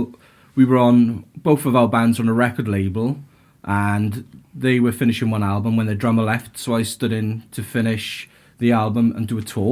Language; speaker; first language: English; native; English